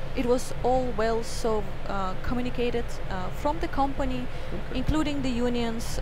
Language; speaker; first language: English; non-native, fluent; Estonian